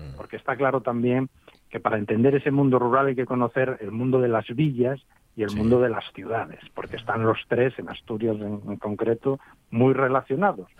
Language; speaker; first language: Spanish; native; Spanish